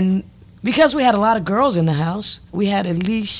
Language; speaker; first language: English; native; English